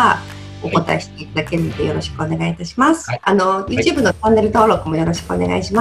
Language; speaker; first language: Japanese; native; Japanese